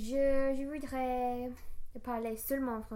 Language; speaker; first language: French; non-native, learner; English